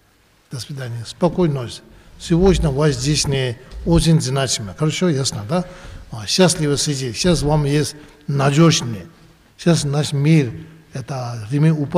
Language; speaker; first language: Russian; non-native, learner; Tibetan